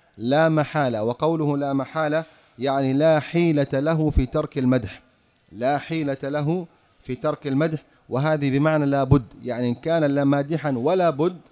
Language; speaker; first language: Arabic; native; Arabic